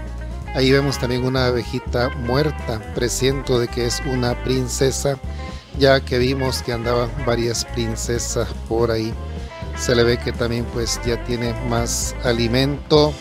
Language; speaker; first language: Spanish; native; Spanish